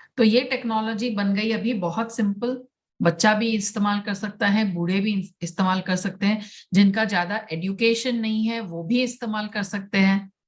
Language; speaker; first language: Hindi; non-native, local second language; Gujarati